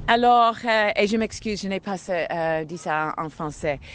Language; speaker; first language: French; non-native, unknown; English